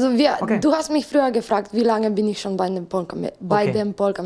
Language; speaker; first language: German; non-native, fluent; Slovenian